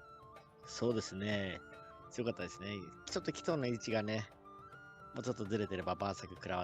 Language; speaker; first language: Japanese; native; Japanese